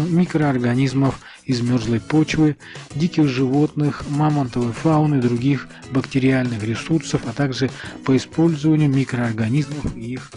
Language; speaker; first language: Russian; native; Russian